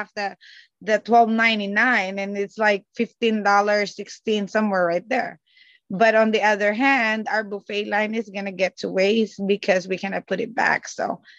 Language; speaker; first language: English; non-native, local second language; Filipino